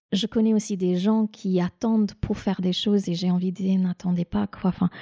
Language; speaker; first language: French; non-native, fluent; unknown